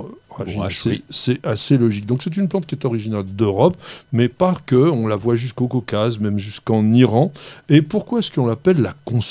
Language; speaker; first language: French; native; French